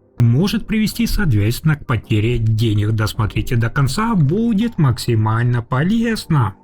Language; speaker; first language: Russian; native; Russian